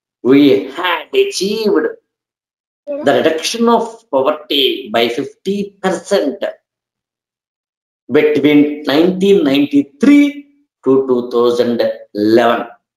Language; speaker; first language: English; non-native, local second language; Telugu